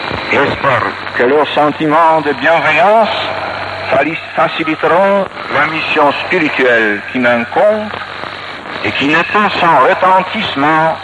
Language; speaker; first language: French; non-native, fluent; Polish